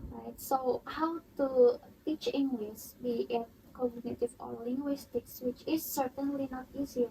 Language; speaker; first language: English; non-native, learner; Indonesian